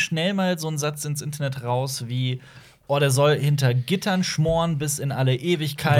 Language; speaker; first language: German; native; German